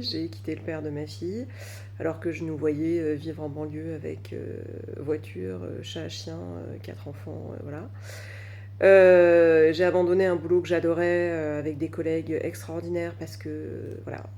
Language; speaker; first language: French; native; French